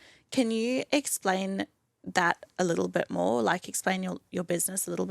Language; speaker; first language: English; native; English